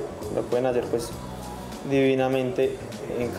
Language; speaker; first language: Spanish; native; Spanish